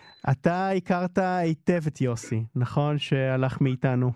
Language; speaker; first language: Hebrew; native; Hebrew